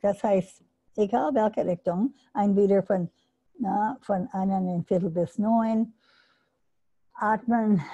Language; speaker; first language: German; non-native, learner; English